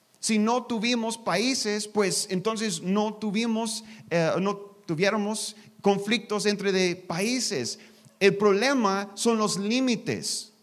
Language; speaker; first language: Spanish; non-native, learner; English